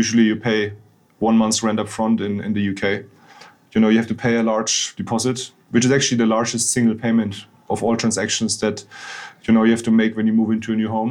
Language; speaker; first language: English; non-native, fluent; German